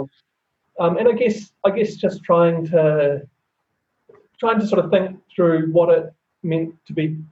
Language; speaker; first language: English; native; English